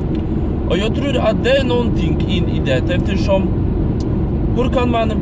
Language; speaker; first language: Swedish; non-native, fluent; Polish